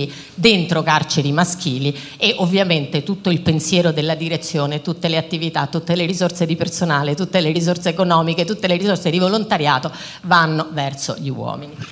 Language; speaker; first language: Italian; native; Italian